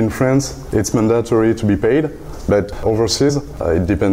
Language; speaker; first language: English; non-native, fluent; French